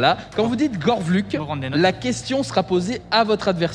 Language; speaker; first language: French; native; French